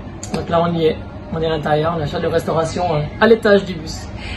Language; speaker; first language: French; native; French